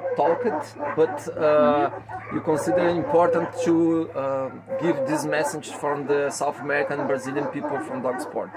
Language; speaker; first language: English; non-native, learner; Portuguese